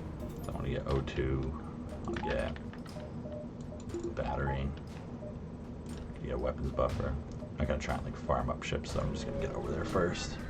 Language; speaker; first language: English; native; English